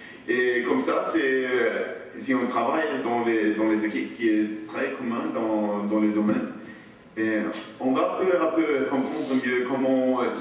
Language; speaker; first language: French; non-native, learner; Swedish